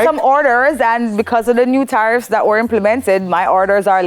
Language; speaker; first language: English; native; English